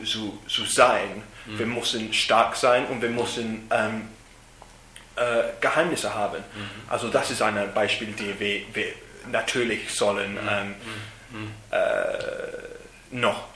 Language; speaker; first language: German; non-native, learner; English